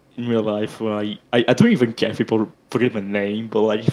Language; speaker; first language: English; non-native, fluent; French